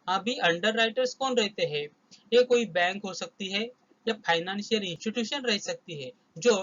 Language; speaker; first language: Hindi; non-native, local second language; Marathi